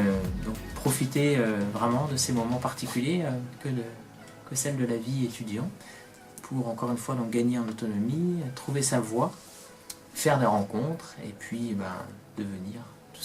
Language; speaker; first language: French; native; French